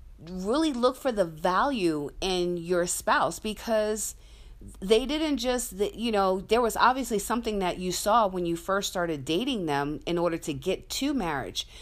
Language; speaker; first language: English; native; English